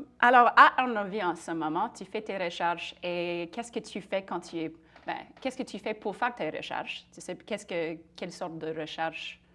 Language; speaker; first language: French; native; French